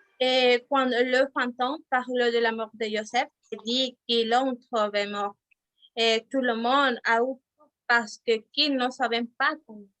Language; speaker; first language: French; non-native, learner; Spanish